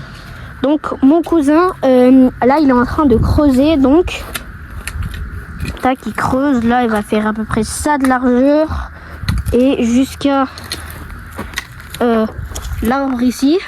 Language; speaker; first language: French; native; French